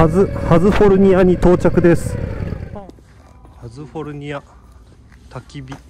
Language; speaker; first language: Japanese; native; Japanese